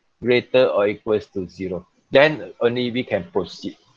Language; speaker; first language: English; non-native, local second language; Malay